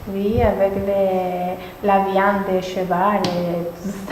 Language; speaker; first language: French; non-native, learner; Spanish